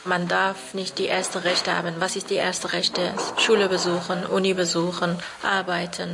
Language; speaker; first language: German; non-native, learner; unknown